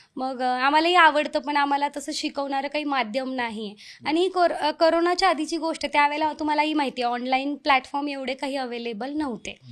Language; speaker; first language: Marathi; non-native, local second language; Hindi